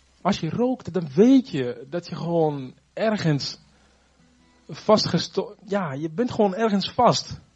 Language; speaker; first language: Dutch; non-native, fluent; Rundi